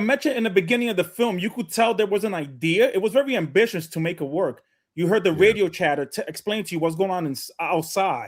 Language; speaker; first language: English; native; English